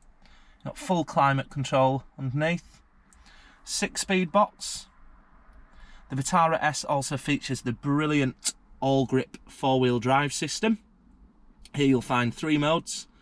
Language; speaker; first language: English; native; English